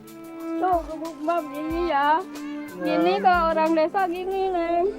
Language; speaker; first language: Indonesian; native; Indonesian